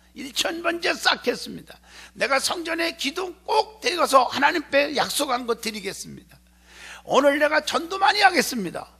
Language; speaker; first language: Korean; native; Korean